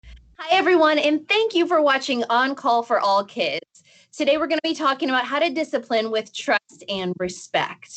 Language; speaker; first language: English; native; English